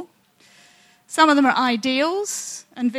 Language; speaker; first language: English; native; English